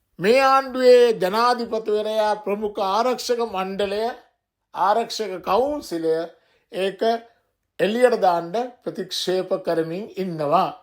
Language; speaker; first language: Sinhala; non-native, local second language; Tamil